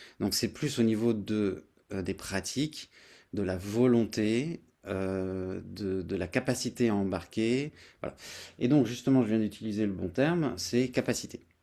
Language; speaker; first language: French; native; French